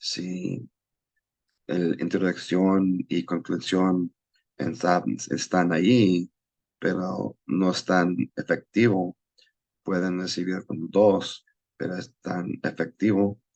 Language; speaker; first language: Spanish; non-native, learner; English